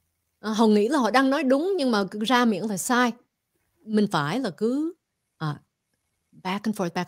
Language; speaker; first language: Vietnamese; early bilingual, heritage; Vietnamese